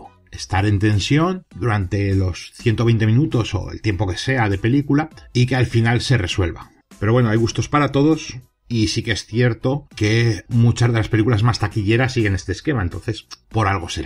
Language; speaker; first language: Spanish; native; Spanish